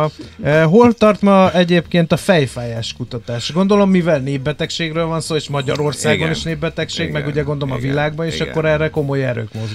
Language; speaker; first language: Hungarian; native; Hungarian